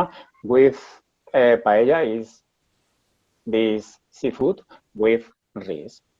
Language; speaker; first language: English; non-native, learner; Spanish